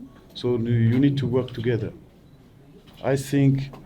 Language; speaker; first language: English; non-native, learner; French